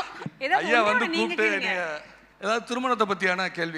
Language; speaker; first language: Tamil; native; Tamil